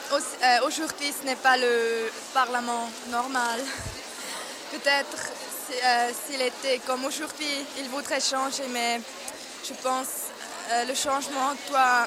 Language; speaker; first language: French; non-native, local second language; German